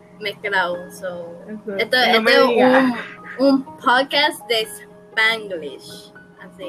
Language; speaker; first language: Spanish; early bilingual, heritage; Spanish